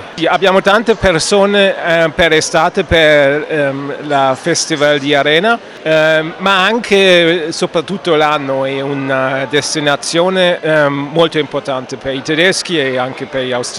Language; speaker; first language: Italian; non-native, learner; German